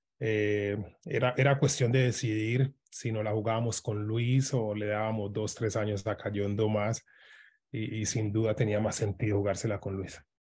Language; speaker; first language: Spanish; native; Spanish